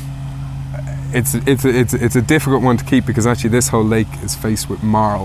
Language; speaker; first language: English; native; English